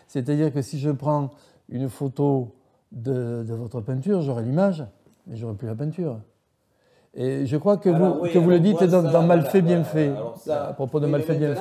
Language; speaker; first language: French; native; French